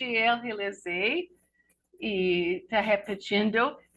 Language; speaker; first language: Portuguese; non-native, learner; English